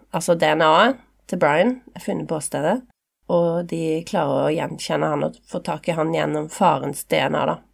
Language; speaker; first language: Norwegian; native; Norwegian